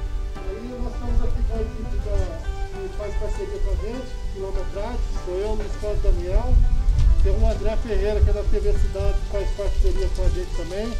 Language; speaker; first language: Portuguese; native; Portuguese